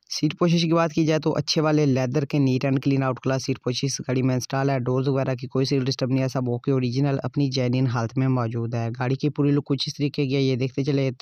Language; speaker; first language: Urdu; non-native, local second language; Punjabi